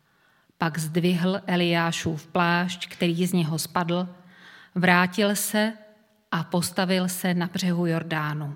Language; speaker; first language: Czech; native; Czech